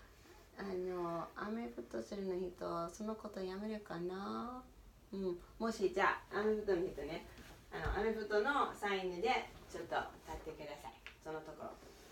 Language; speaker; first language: Japanese; non-native, learner; English